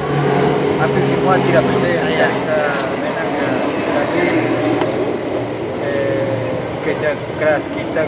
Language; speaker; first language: Indonesian; non-native, fluent; Spanish